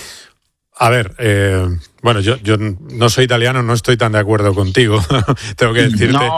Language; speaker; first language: Spanish; native; Spanish